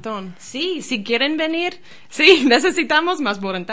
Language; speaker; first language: Spanish; non-native, learner; English